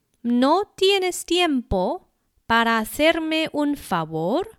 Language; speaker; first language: Spanish; non-native, fluent; Chinese